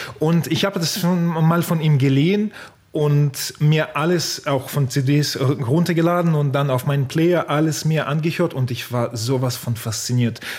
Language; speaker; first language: German; non-native, fluent; Russian